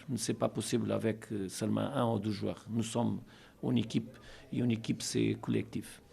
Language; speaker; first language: French; non-native, learner; Portuguese